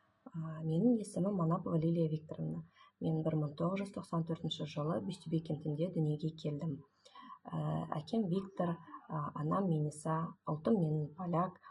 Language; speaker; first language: Kazakh; non-native, local second language; Russian